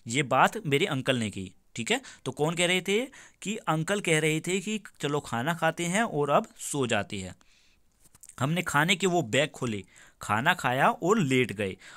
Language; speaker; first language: Hindi; native; Hindi